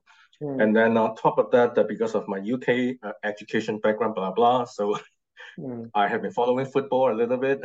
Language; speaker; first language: English; non-native, local second language; Cantonese